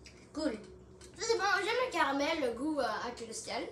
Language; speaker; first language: French; non-native, local second language; English